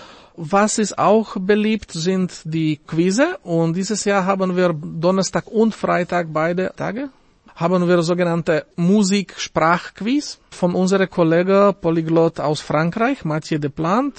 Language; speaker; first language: German; non-native, fluent; Slovak